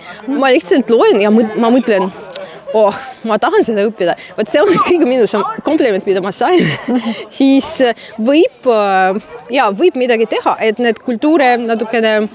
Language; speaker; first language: Estonian; non-native, fluent; Russian